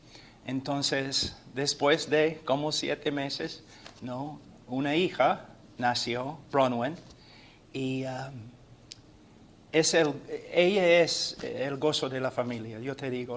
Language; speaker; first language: Spanish; non-native, fluent; English